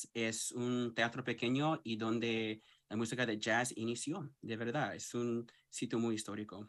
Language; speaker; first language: Spanish; early bilingual, heritage; English